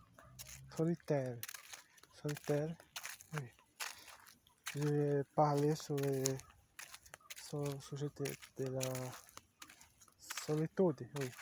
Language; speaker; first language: French; non-native, learner; Portuguese